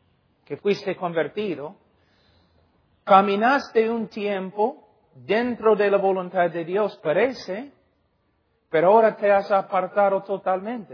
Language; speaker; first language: Spanish; non-native, fluent; English